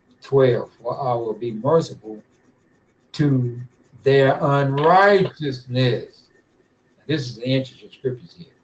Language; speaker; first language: English; native; English